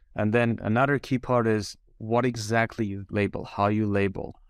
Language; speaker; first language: English; non-native, fluent; Armenian